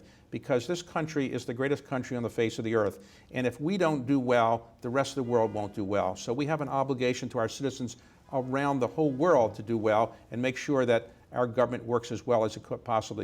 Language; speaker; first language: English; native; English